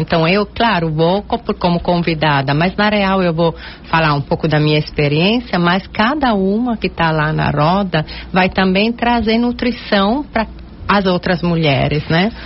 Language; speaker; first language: Portuguese; non-native, fluent; Italian